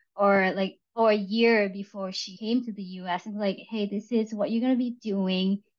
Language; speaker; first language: English; early bilingual, other home language; Vietnamese